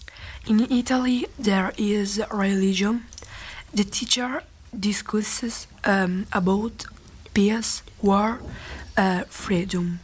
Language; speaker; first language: English; non-native, learner; Italian